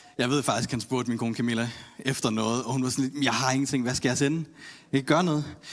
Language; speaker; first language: Danish; early bilingual, other home language; Tamil